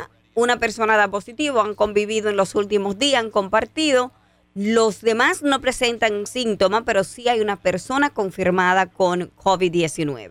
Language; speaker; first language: Spanish; native; Spanish